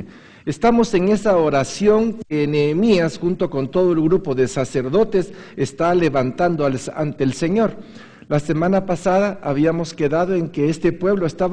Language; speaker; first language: Spanish; native; Spanish